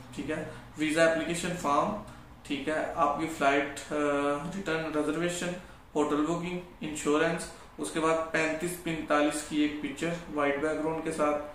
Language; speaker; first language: Urdu; non-native, local second language; Punjabi